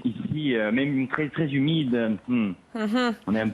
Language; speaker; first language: French; non-native, fluent; Italian